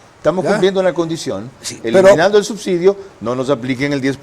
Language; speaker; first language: Spanish; native; Spanish